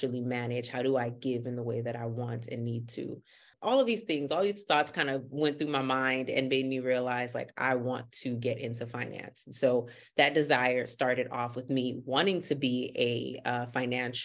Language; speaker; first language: English; early bilingual, other home language; Haitian Creole